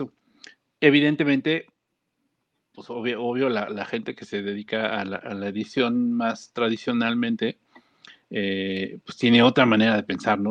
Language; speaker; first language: Spanish; native; Spanish